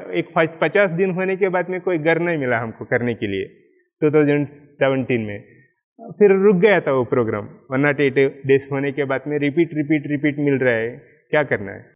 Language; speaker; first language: Hindi; non-native, local second language; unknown